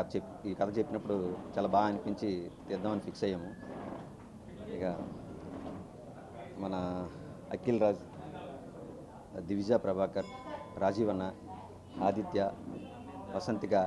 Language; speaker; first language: Telugu; native; Telugu